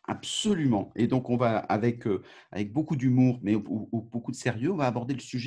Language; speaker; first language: French; native; French